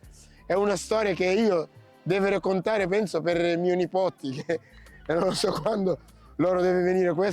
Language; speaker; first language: Italian; non-native, learner; Kabuverdianu